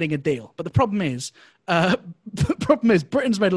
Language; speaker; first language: English; native; English